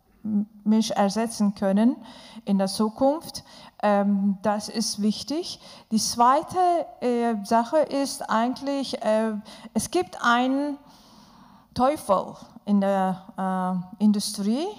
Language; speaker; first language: German; non-native, fluent; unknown